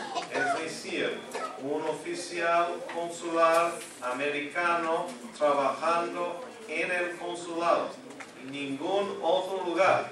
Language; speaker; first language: Spanish; non-native, fluent; English